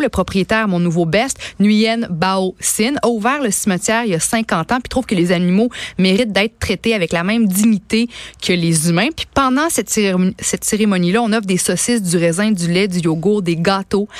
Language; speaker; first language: French; native; French